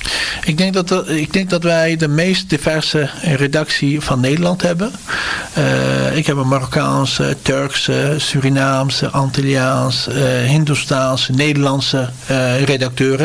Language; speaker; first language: Dutch; non-native, fluent; Turkish